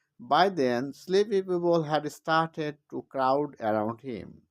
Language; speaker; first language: English; non-native, local second language; Bangla